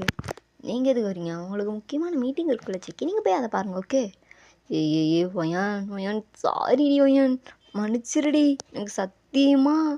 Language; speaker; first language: Tamil; native; Tamil